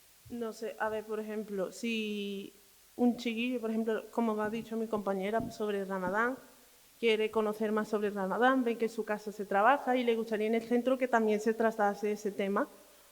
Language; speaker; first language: Spanish; early bilingual, other home language; Arabic